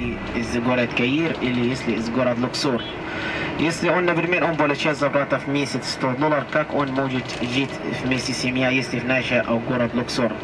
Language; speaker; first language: Russian; non-native, learner; Arabic